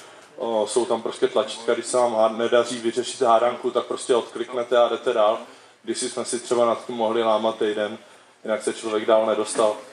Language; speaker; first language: Czech; native; Czech